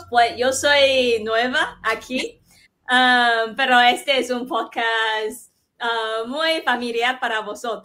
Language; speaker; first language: Spanish; non-native, fluent; Chinese